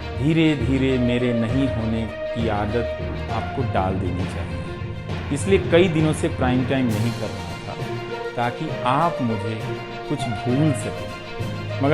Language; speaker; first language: Hindi; non-native, local second language; Bhojpuri